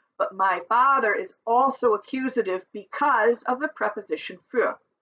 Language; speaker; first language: English; native; English